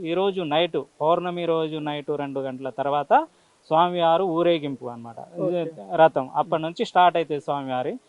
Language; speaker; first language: Telugu; non-native, local second language; Lambadi